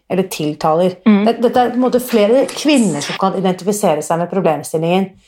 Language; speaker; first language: Norwegian; native; Norwegian